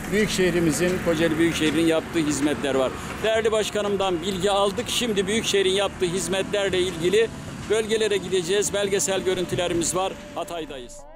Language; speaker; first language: Turkish; native; Turkish